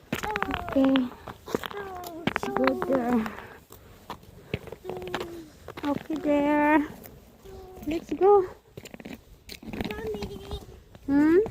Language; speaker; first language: English; non-native, learner; Filipino